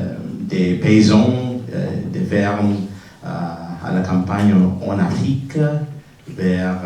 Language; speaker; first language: French; non-native, learner; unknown